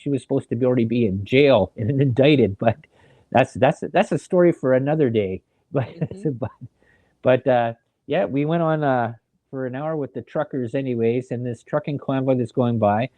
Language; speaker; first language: English; native; English